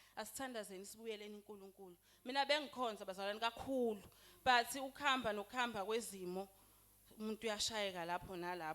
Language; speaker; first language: Zulu; native; Zulu